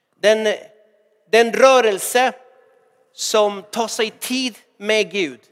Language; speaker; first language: Swedish; non-native, fluent; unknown